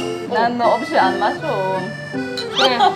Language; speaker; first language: Korean; non-native, fluent; German